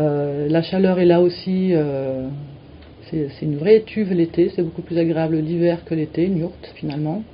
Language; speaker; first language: French; native; French